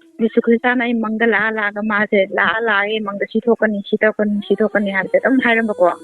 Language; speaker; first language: Manipuri; native; Manipuri